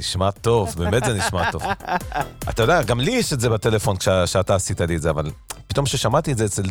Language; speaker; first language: Hebrew; native; Hebrew